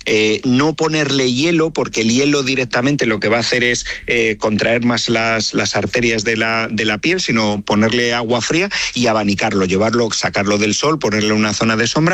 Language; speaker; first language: Spanish; native; Spanish